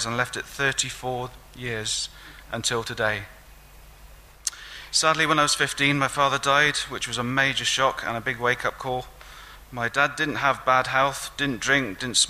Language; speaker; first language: English; native; English